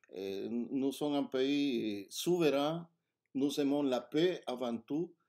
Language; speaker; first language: French; non-native, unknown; Spanish